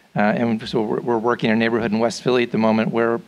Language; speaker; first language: English; native; English